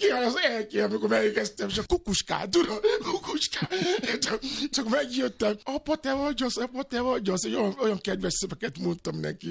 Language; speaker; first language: Hungarian; non-native, learner; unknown